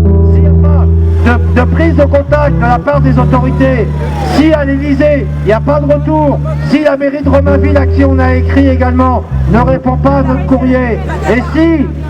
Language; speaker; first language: French; native; French